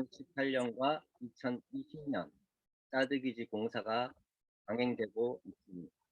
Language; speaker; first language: Korean; native; Korean